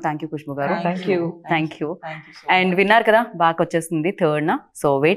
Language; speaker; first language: Telugu; native; Telugu